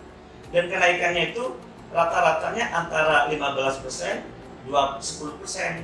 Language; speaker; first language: Indonesian; native; Indonesian